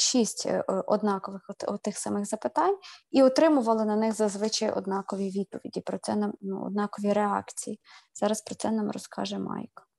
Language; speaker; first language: Ukrainian; native; Ukrainian